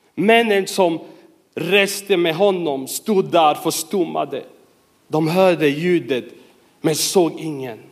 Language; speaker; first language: Swedish; non-native, fluent; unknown